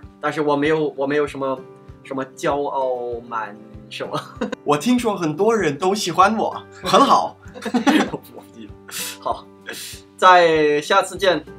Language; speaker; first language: Chinese; non-native, fluent; Danish